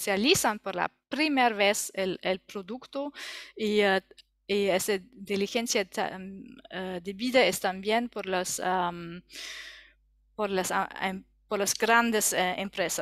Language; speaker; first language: Spanish; non-native, learner; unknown